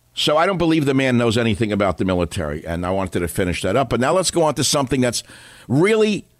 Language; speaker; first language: English; native; English